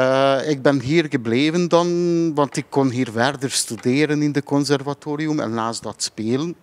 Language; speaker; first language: Dutch; non-native, fluent; Hungarian